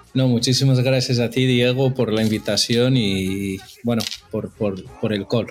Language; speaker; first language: Spanish; non-native, fluent; Portuguese